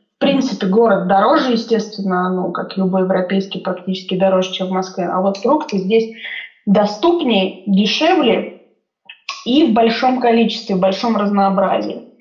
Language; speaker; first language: Russian; native; Russian